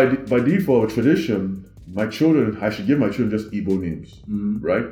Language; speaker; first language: English; non-native, local second language; Igbo